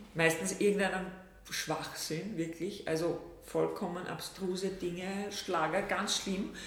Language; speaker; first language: German; native; German